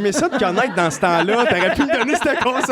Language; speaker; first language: French; native; French